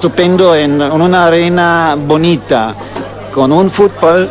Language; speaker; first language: Spanish; non-native, fluent; German